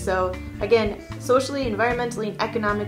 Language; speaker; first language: English; native; English